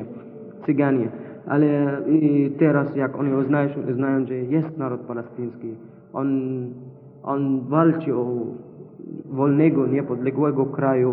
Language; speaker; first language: Polish; non-native, learner; Arabic